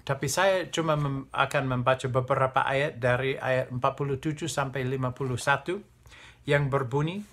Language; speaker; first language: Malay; non-native, fluent; English